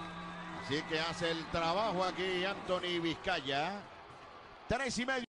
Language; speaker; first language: Spanish; native; Spanish